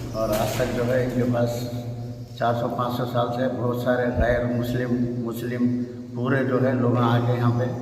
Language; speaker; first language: Urdu; native; Urdu